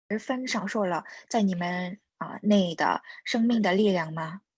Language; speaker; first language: Chinese; non-native, fluent; Korean